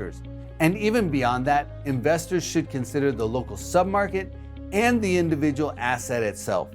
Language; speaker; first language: English; native; English